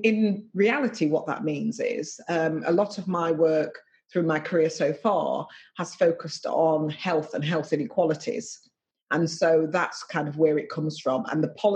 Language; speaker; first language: English; native; English